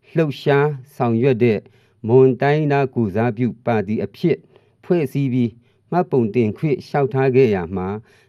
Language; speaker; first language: Burmese; non-native, local second language; Mon